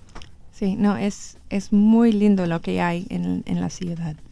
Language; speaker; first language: Spanish; non-native, learner; English